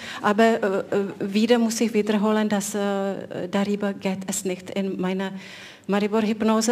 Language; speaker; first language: German; non-native, fluent; Czech